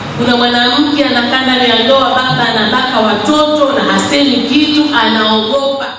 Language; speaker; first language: Swahili; native; Swahili